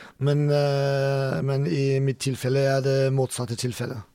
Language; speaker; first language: Norwegian; non-native, learner; German